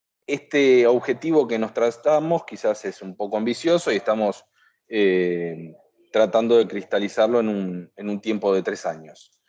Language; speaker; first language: Spanish; native; Spanish